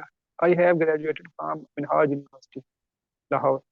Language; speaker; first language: English; non-native, learner; Urdu